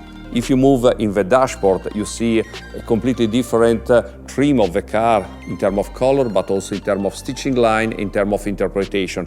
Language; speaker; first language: English; non-native, fluent; Italian